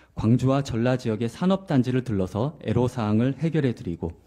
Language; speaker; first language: Korean; native; Korean